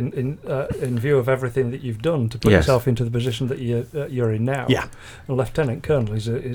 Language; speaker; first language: English; native; English